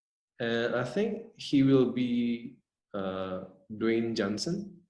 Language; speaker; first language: English; non-native, fluent; Indonesian